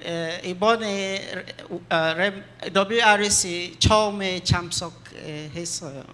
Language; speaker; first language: Korean; non-native, learner; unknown